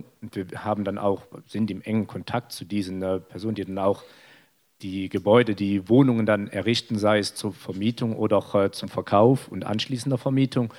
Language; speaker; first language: German; native; German